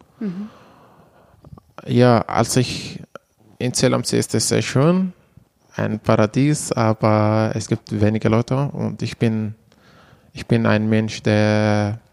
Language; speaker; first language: German; non-native, learner; Arabic